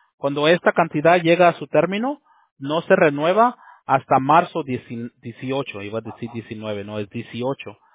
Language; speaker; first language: Spanish; early bilingual, heritage; Spanish